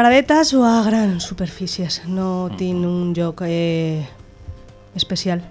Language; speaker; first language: Catalan; non-native, local second language; Spanish